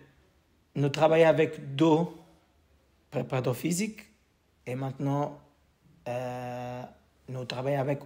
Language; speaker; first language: French; non-native, learner; Portuguese